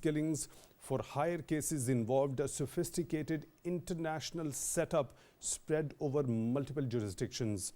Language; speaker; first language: English; non-native, local second language; Urdu